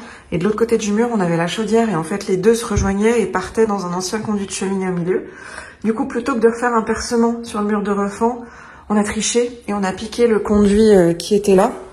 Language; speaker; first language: French; native; French